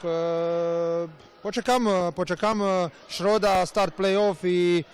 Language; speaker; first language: Polish; non-native, learner; Croatian